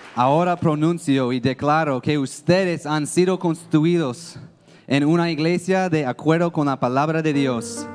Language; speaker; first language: Spanish; non-native, fluent; English